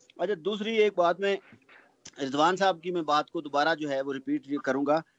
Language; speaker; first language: Urdu; non-native, local second language; Punjabi